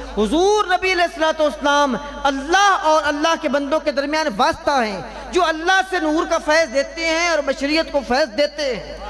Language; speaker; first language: Urdu; non-native, local second language; Punjabi